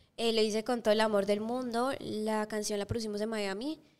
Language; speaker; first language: Spanish; native; Spanish